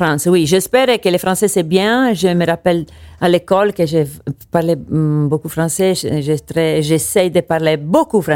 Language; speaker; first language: French; non-native, learner; Italian